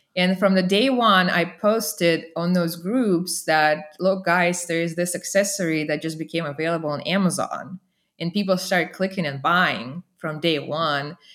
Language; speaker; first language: English; non-native, fluent; Russian